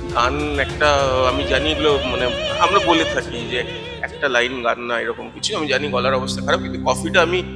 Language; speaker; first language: Bangla; native; Bangla